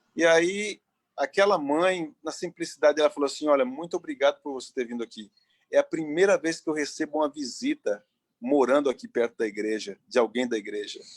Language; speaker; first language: Portuguese; native; Portuguese